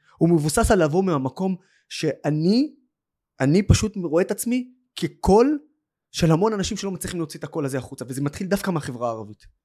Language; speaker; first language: Hebrew; non-native, local second language; Arabic